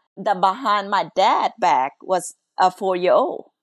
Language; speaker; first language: English; early bilingual, other home language; Lao